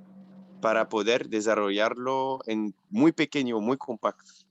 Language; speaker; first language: Spanish; non-native, fluent; French